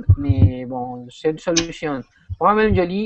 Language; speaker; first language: French; non-native, fluent; Spanish